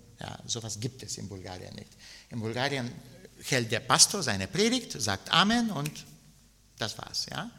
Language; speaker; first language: German; non-native, fluent; Bulgarian